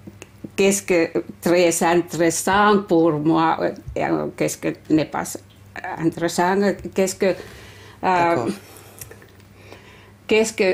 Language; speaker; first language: French; non-native, learner; Finnish